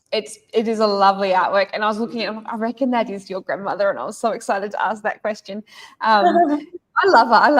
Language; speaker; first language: English; native; English